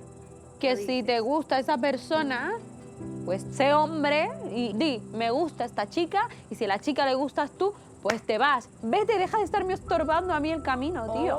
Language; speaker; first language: Spanish; native; Spanish